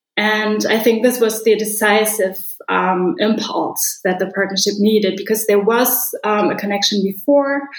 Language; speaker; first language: English; non-native, fluent; German